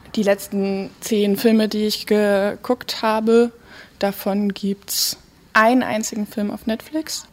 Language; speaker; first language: German; native; German